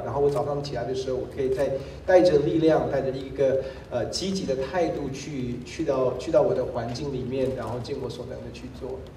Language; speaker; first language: Chinese; native; Chinese